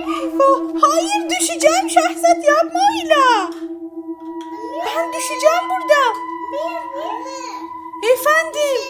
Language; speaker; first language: Turkish; non-native, fluent; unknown